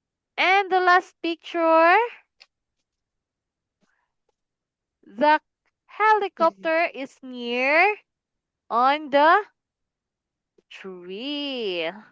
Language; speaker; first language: English; non-native, fluent; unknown